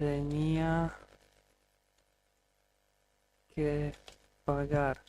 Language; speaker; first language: Spanish; non-native, learner; English